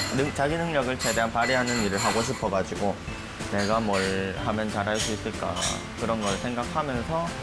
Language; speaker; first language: Korean; native; Korean